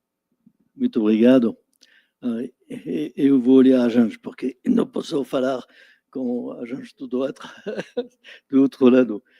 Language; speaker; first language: Portuguese; non-native, fluent; French